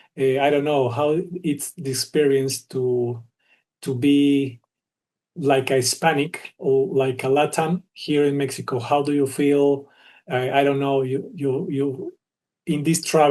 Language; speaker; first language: English; non-native, learner; Spanish